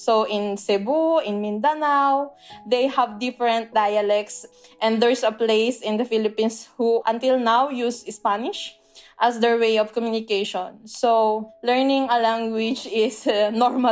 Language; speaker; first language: English; non-native, local second language; Filipino